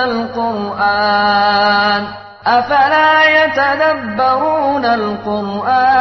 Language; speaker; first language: Arabic; non-native, learner; Indonesian